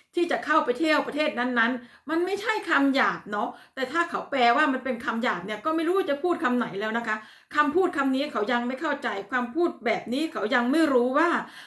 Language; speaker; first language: Thai; native; Thai